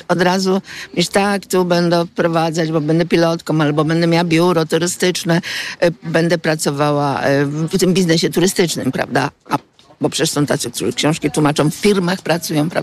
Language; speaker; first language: Polish; native; Polish